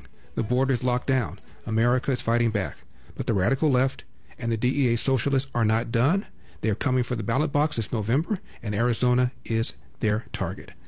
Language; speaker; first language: English; native; English